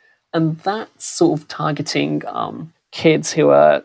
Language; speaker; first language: English; native; English